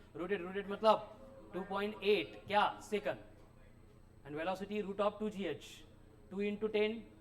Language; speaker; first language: Hindi; non-native, local second language; Marathi